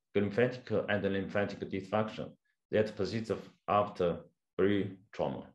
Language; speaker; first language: English; non-native, learner; Chinese